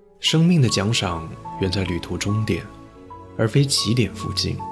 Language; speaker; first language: Chinese; native; Chinese